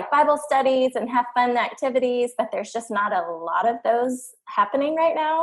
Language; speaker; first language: English; native; English